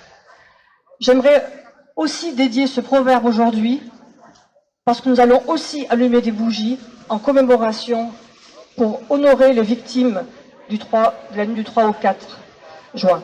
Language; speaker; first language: French; native; French